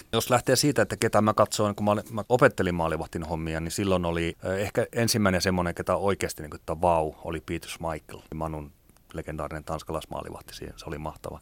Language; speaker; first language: Finnish; native; Finnish